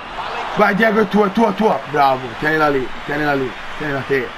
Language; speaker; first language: Italian; native; Italian